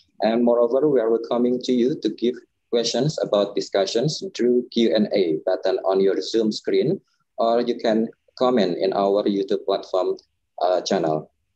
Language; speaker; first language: English; non-native, fluent; Indonesian